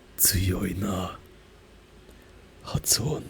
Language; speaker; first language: Japanese; non-native, learner; German